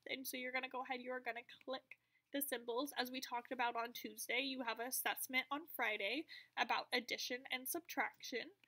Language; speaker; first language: English; native; English